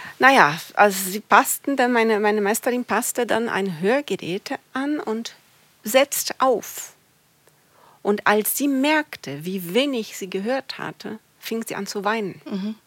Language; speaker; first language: German; non-native, fluent; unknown